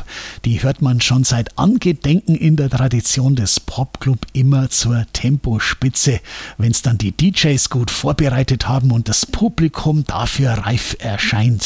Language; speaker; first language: German; native; German